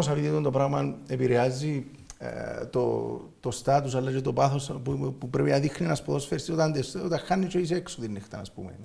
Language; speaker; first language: Greek; native; Greek